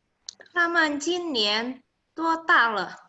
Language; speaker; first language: Chinese; non-native, learner; Indonesian